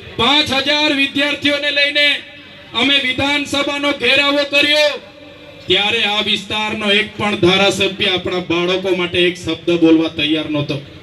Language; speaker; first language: Gujarati; non-native, local second language; Vasavi